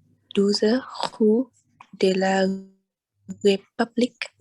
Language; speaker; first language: French; non-native, learner; Vietnamese